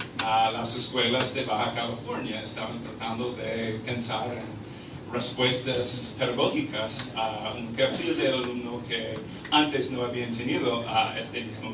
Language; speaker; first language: Spanish; non-native, fluent; English